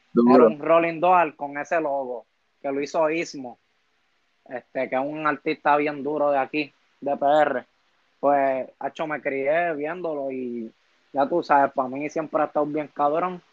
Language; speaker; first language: Spanish; native; Spanish